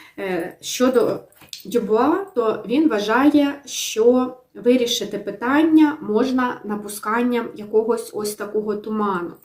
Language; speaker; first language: Ukrainian; native; Ukrainian